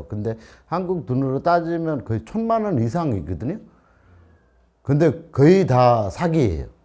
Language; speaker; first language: Korean; non-native, learner; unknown